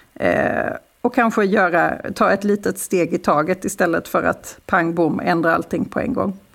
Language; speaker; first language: Swedish; native; Swedish